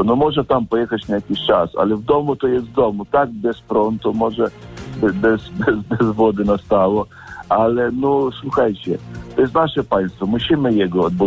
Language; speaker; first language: Polish; non-native, local second language; Ukrainian